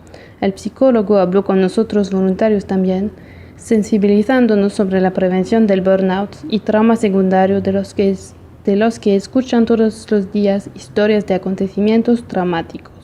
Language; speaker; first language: Spanish; non-native, fluent; Portuguese